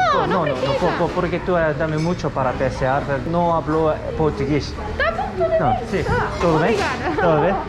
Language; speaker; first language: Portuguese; non-native, learner; Korean